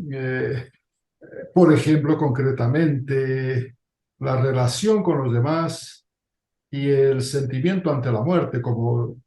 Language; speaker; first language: Spanish; native; Spanish